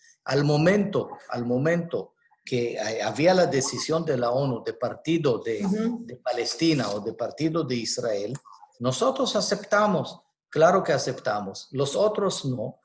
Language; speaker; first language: Spanish; non-native, fluent; Hebrew